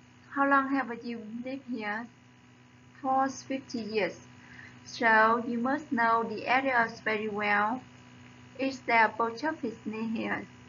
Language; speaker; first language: English; non-native, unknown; Vietnamese